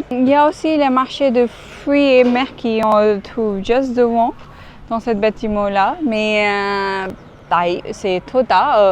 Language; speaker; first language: French; non-native, fluent; Hindi